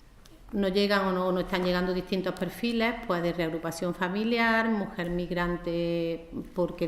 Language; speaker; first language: Spanish; native; Spanish